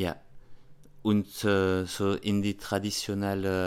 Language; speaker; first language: German; non-native, learner; French